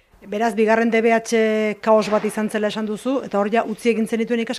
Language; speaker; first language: Basque; native; Basque